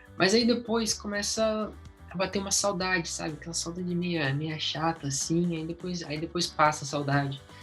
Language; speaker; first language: Portuguese; early bilingual, heritage; Portuguese